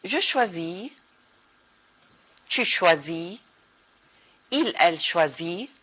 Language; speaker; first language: French; non-native, fluent; Arabic